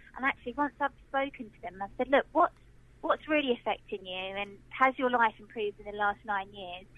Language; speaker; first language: English; native; English